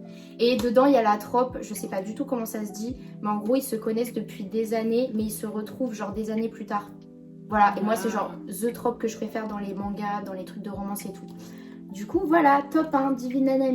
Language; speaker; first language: French; native; French